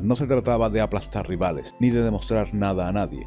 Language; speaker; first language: Spanish; native; Spanish